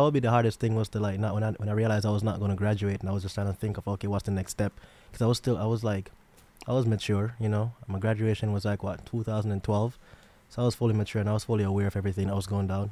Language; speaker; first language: English; non-native, local second language; Jamaican Creole English